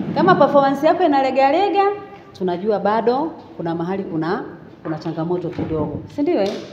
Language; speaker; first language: Swahili; native; Swahili